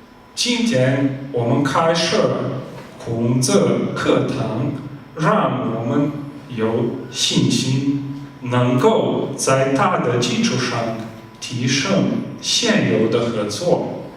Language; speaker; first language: Chinese; non-native, fluent; Slovenian